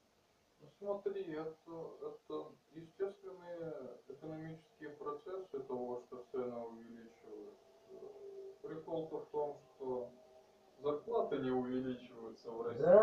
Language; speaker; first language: Russian; native; Russian